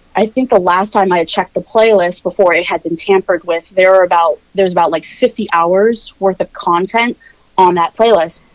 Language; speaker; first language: English; native; English